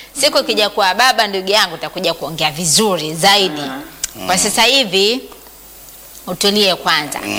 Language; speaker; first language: Swahili; native; Swahili